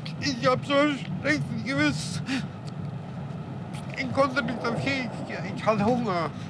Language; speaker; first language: German; non-native, fluent; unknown